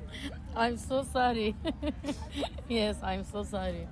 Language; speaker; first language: English; non-native, learner; Persian